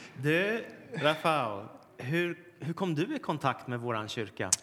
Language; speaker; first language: Swedish; native; Swedish